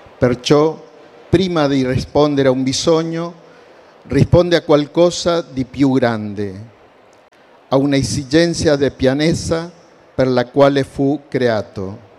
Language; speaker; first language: Italian; non-native, learner; Spanish